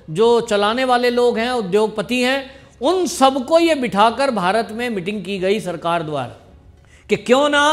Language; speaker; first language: Hindi; native; Hindi